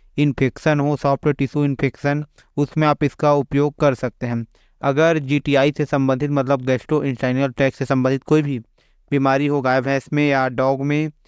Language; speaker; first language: Hindi; native; Hindi